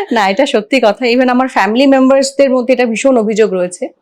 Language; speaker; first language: Bangla; native; Bangla